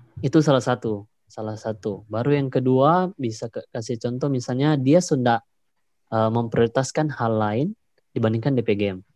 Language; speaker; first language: Indonesian; native; Indonesian